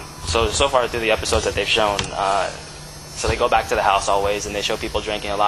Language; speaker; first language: English; native; English